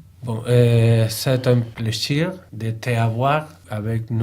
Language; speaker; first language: French; non-native, learner; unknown